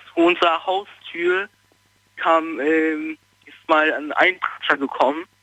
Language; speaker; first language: German; early bilingual, other home language; Turkish